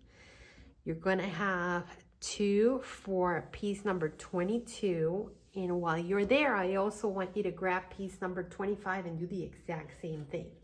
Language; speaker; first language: English; native; English